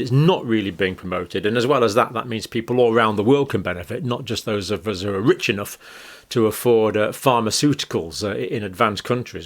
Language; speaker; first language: English; native; English